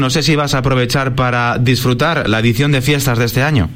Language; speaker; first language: Spanish; native; Spanish